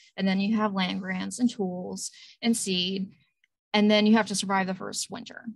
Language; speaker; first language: English; native; English